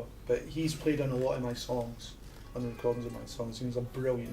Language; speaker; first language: English; native; English